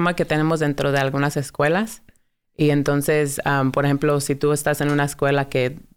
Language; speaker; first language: Spanish; early bilingual, heritage; Spanish